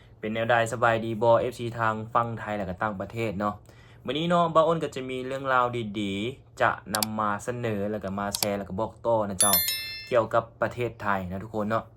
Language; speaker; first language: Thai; non-native, local second language; Northeastern Thai